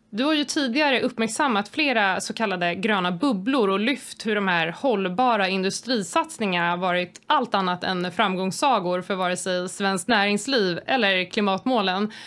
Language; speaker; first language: Swedish; native; Swedish